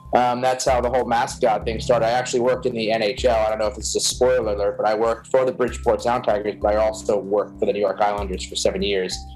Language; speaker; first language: English; native; English